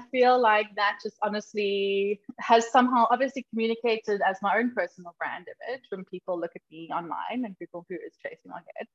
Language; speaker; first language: English; native; English